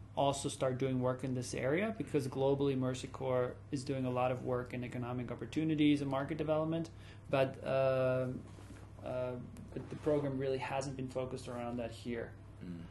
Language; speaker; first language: English; early bilingual, other home language; German